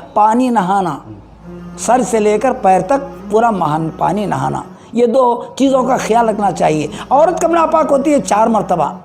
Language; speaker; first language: Urdu; native; Urdu